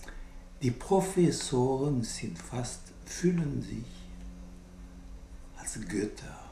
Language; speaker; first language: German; non-native, local second language; French